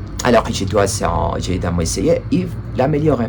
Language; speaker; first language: French; non-native, learner; Spanish